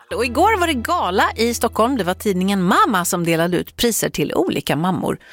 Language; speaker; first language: Swedish; native; Swedish